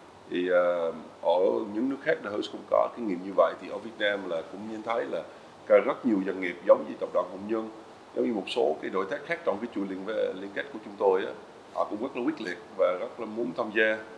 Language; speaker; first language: Vietnamese; non-native, fluent; Dutch